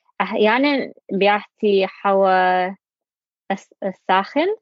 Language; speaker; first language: Arabic; non-native, learner; English